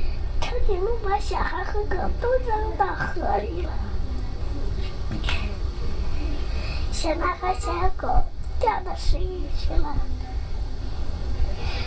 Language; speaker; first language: Chinese; native; Chinese